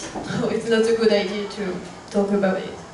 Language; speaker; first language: English; non-native, fluent; French